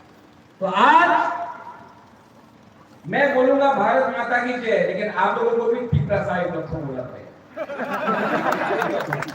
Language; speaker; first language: Hindi; non-native, local second language; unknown